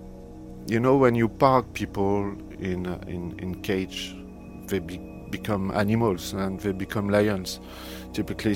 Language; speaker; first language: English; non-native, fluent; French